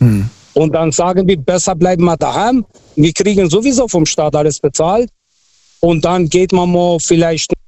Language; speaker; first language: German; non-native, fluent; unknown